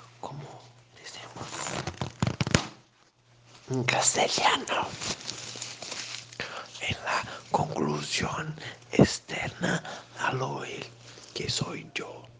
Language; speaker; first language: Spanish; non-native, learner; Portuguese